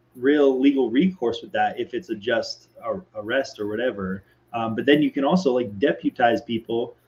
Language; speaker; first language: English; native; English